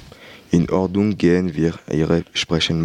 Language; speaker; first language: German; non-native, learner; French